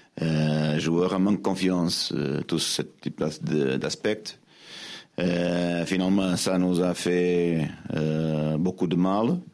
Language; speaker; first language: French; non-native, fluent; Portuguese